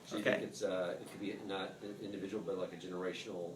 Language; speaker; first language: English; native; English